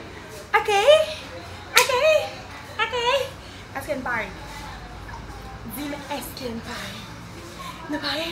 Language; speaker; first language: French; non-native, learner; Haitian Creole